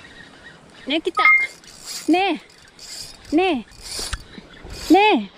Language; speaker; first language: Japanese; non-native, learner; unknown